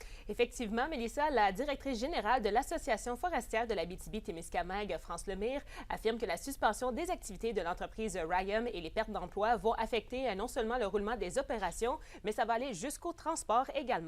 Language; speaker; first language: French; native; French